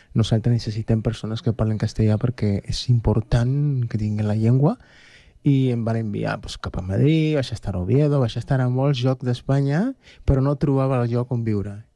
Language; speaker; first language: Catalan; non-native, fluent; Spanish